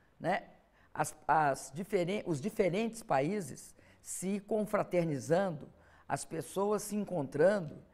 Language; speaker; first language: Portuguese; native; Portuguese